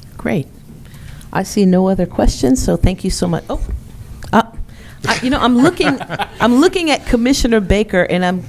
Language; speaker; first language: English; native; English